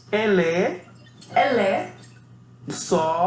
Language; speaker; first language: French; non-native, fluent; Spanish